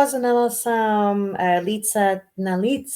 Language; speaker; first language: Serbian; non-native, learner; English